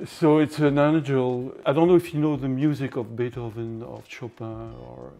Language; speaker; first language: English; non-native, fluent; French